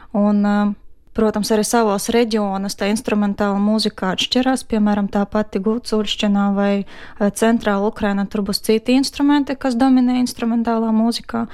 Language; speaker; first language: Latvian; non-native, fluent; Ukrainian